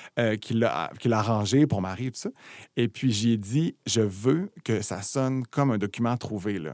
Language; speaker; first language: French; native; French